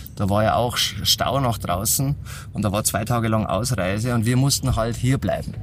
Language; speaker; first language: German; native; German